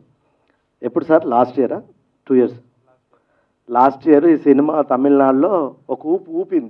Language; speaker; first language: Telugu; native; Telugu